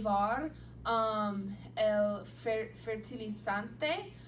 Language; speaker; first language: Spanish; non-native, learner; English